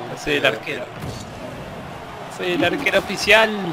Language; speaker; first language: Spanish; native; Spanish